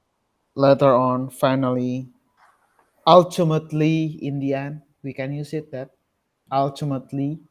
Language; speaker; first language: English; non-native, learner; Indonesian